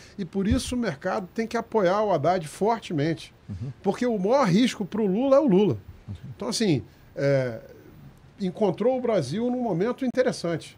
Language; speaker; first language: Portuguese; native; Portuguese